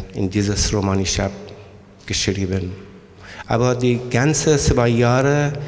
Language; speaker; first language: German; non-native, learner; Persian